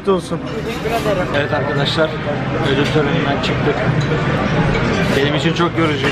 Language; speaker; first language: Turkish; native; Turkish